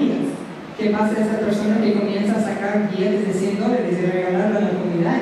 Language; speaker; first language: Spanish; native; Spanish